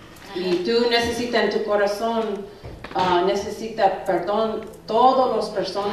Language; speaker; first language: Spanish; non-native, learner; English